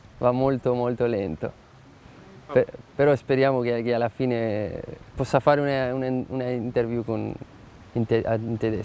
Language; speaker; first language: Italian; non-native, fluent; Spanish